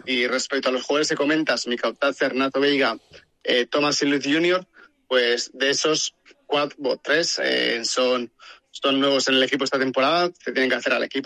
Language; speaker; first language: Spanish; native; Spanish